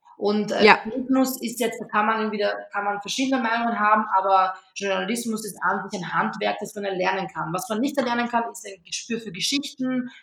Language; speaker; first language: German; early bilingual, other home language; Serbian